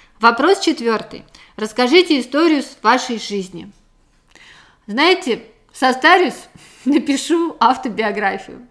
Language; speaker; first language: Russian; native; Russian